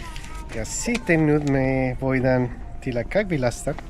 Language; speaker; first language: Finnish; non-native, learner; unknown